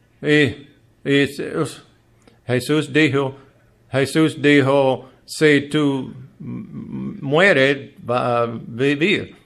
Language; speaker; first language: Spanish; non-native, learner; English